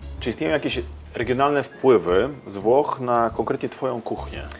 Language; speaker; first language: Polish; native; Polish